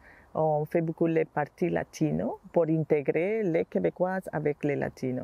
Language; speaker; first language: French; non-native, learner; Spanish